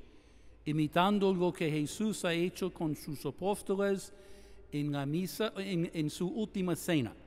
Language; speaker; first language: Spanish; non-native, fluent; English